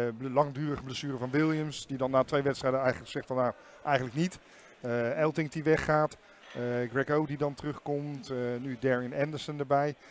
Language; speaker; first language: Dutch; native; Dutch